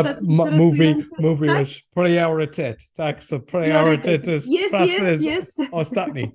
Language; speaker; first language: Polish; non-native, learner; English